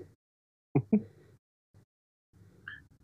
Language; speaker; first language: English; native; English